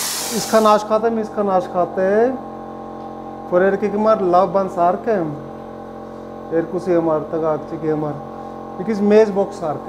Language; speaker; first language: Armenian; non-native, learner; Hindi